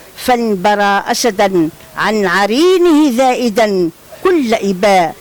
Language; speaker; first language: Arabic; native; Arabic